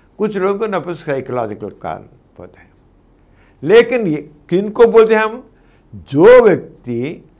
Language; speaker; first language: Hindi; non-native, local second language; Telugu